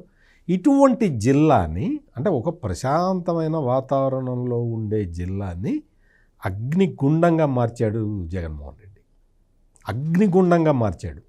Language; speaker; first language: Telugu; native; Telugu